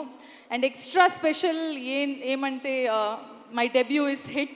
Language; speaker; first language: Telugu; non-native, learner; Kannada